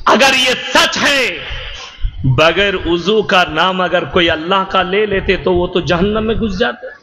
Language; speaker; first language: Hindi; non-native, local second language; Bangla